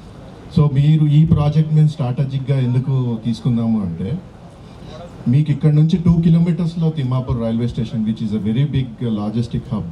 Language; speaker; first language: Telugu; native; Telugu